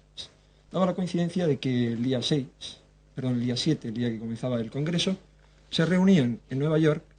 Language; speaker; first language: Spanish; native; Spanish